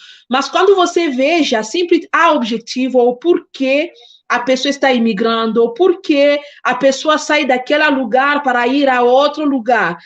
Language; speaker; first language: Portuguese; non-native, fluent; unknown